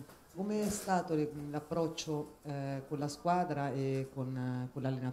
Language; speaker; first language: Italian; native; Italian